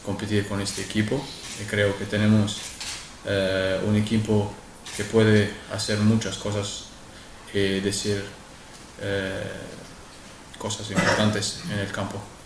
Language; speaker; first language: Spanish; non-native, fluent; Arabic